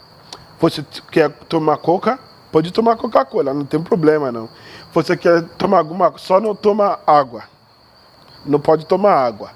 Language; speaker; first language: Portuguese; non-native, learner; Yoruba